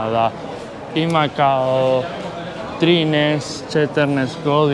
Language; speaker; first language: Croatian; non-native, learner; Spanish